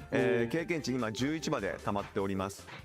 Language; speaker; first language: Japanese; native; Japanese